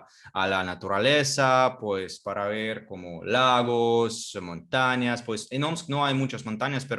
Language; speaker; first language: Spanish; non-native, fluent; Russian